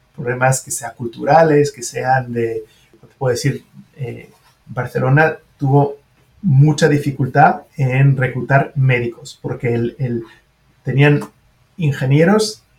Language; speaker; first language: Spanish; non-native, fluent; French